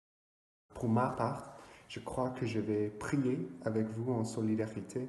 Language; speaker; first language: French; non-native, fluent; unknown